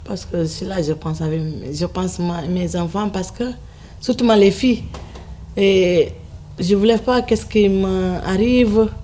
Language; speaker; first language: French; non-native, learner; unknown